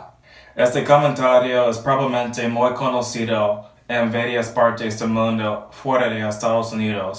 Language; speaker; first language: Spanish; non-native, learner; English